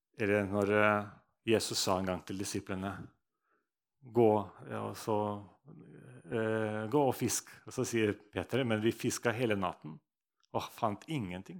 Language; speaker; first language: Norwegian; non-native, fluent; Russian